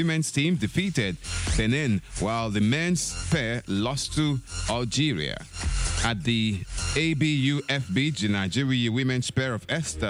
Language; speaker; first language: English; non-native, local second language; Yoruba